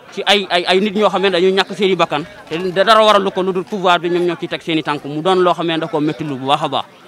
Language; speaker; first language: Wolof; native; Wolof